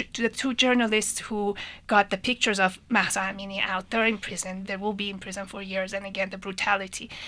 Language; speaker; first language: English; non-native, fluent; Persian